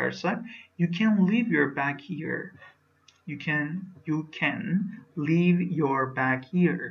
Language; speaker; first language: English; non-native, fluent; Turkish